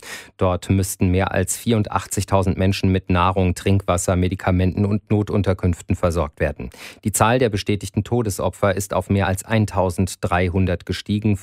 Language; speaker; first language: German; native; German